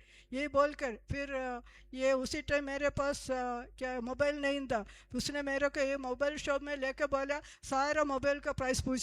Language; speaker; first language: Hindi; non-native, local second language; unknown